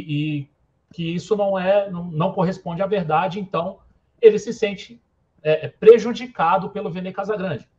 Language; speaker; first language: Portuguese; native; Portuguese